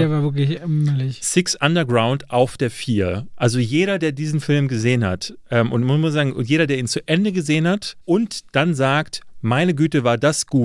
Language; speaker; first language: German; native; German